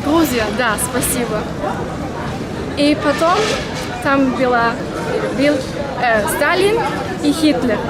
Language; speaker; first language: Russian; early bilingual, heritage; German